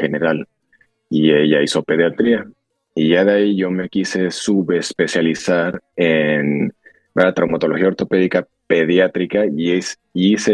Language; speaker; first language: Spanish; early bilingual, heritage; Spanish